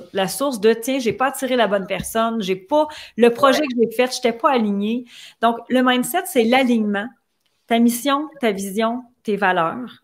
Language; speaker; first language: French; native; French